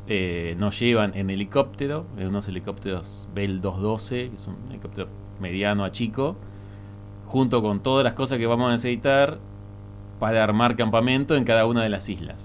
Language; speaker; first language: Spanish; native; Spanish